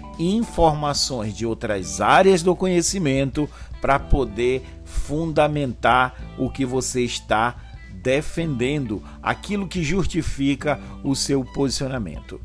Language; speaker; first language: Portuguese; native; Portuguese